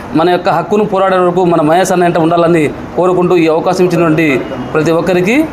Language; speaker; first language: Telugu; non-native, local second language; Lambadi